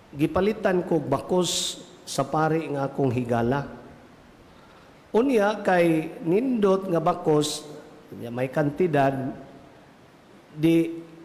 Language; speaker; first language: Cebuano; native; Cebuano